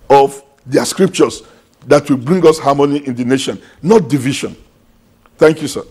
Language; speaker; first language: English; non-native, local second language; Yoruba